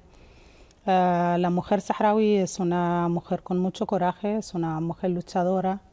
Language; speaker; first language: Spanish; non-native, local second language; Arabic